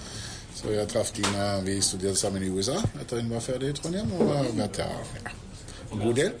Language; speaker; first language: Norwegian; non-native, fluent; German